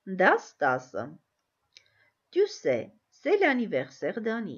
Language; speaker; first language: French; non-native, fluent; Armenian